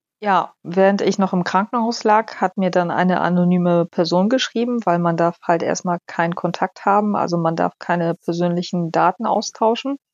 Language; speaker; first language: German; early bilingual, other home language; Polish